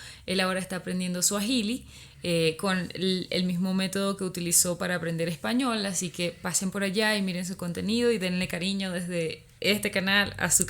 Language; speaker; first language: Spanish; native; Spanish